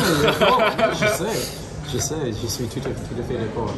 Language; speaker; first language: French; non-native, fluent; English